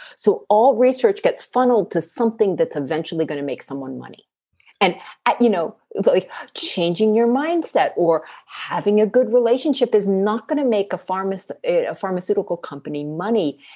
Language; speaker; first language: English; native; English